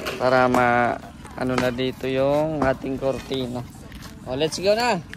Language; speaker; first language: Filipino; non-native, local second language; Cebuano